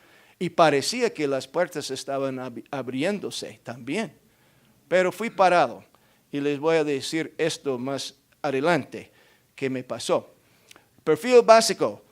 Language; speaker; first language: Spanish; non-native, fluent; English